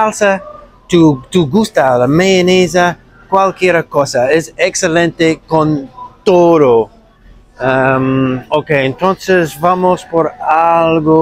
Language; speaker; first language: Spanish; non-native, learner; English